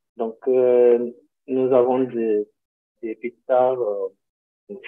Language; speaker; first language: French; non-native, learner; Portuguese